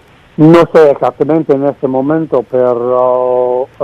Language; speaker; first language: Spanish; non-native, fluent; Dutch